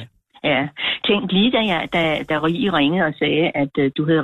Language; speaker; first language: Danish; native; Danish